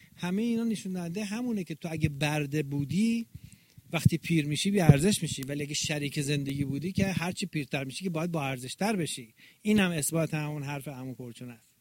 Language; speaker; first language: Persian; native; Persian